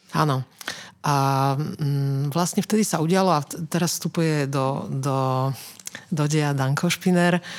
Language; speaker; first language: Slovak; native; Slovak